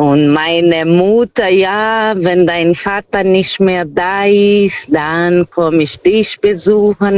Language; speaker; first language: German; non-native, fluent; Portuguese